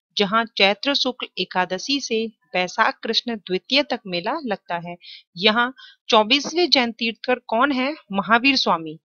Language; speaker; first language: Hindi; native; Hindi